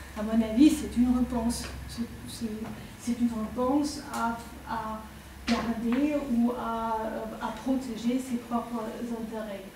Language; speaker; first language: French; non-native, fluent; German